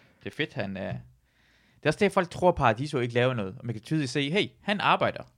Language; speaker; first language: Danish; early bilingual, other home language; Persian